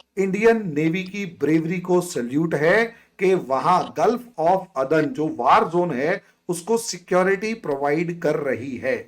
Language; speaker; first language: Hindi; native; Hindi